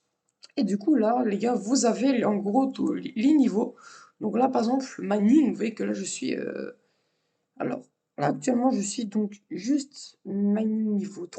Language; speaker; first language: French; native; French